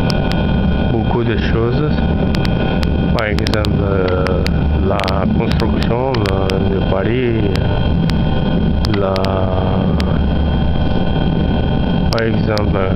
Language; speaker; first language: French; non-native, learner; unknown